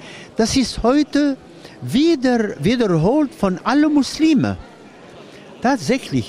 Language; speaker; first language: German; non-native, fluent; Arabic